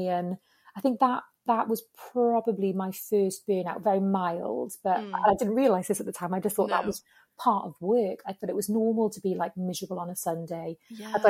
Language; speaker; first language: English; native; English